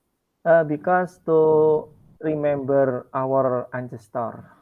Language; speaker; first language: English; non-native, learner; Indonesian